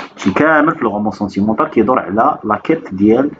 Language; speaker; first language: French; non-native, local second language; Arabic